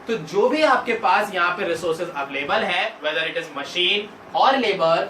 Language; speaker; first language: Hindi; native; Hindi